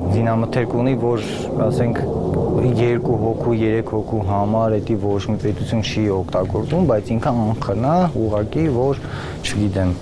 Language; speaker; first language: Armenian; native; Armenian